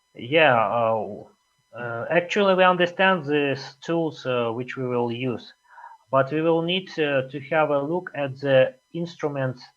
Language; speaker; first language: English; non-native, fluent; Russian